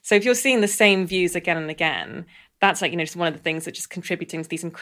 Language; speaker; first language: English; native; English